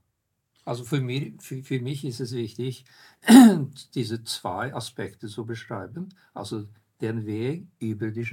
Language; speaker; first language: German; non-native, fluent; Norwegian